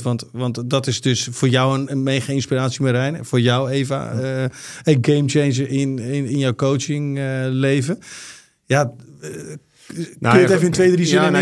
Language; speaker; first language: Dutch; native; Dutch